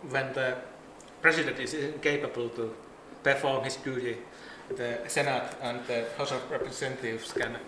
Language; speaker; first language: English; non-native, fluent; Finnish